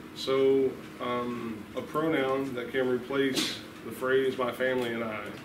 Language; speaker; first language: English; native; English